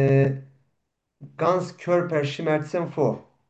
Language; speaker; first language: German; non-native, fluent; Turkish